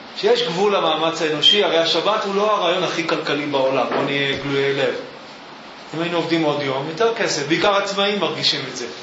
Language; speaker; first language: Hebrew; native; Hebrew